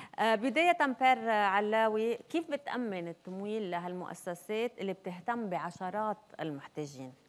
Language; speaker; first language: Arabic; native; Arabic